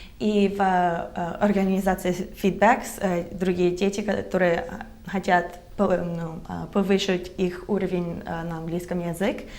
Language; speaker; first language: Russian; non-native, learner; English